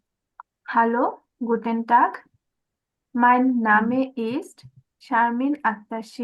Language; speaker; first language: German; non-native, learner; Bangla